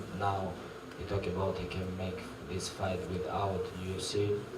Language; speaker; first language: English; non-native, learner; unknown